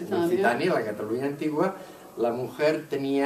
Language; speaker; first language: Spanish; non-native, local second language; Catalan